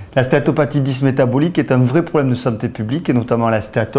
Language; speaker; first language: French; native; French